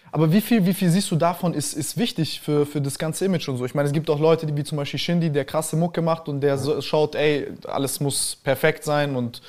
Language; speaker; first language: German; native; German